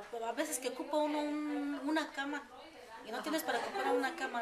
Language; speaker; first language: Spanish; native; Spanish